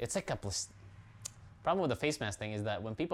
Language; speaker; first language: English; non-native, local second language; Hiligaynon